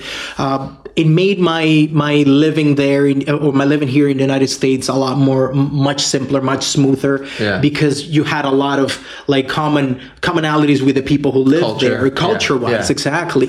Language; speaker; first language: English; non-native, fluent; Spanish